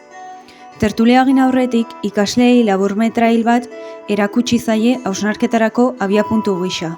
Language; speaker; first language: Basque; native; Basque